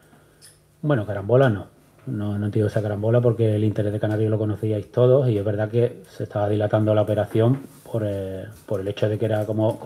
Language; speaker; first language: Spanish; native; Spanish